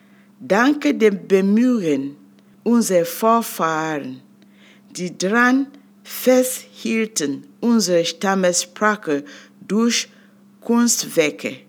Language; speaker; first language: German; non-native, fluent; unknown